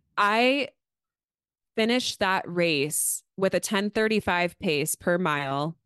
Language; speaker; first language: English; native; English